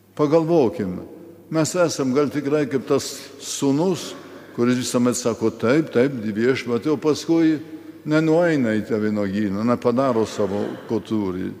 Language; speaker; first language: Lithuanian; early bilingual, heritage; Lithuanian